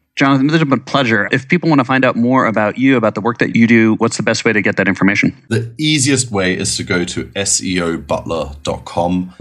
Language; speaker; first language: English; non-native, fluent; German